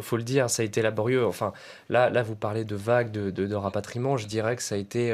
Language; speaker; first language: French; native; French